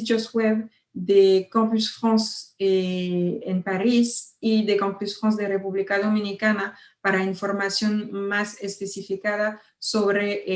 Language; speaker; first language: Spanish; non-native, fluent; French